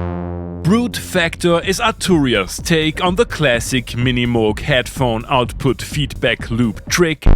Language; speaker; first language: English; non-native, fluent; German